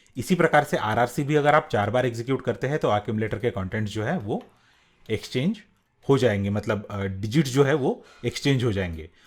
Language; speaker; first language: Hindi; non-native, local second language; Marathi